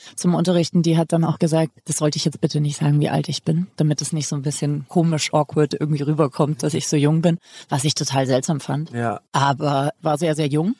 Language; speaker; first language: German; native; German